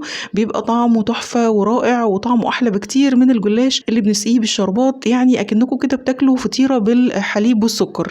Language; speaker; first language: Arabic; native; Arabic